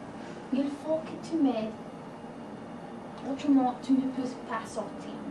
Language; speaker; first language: French; non-native, learner; English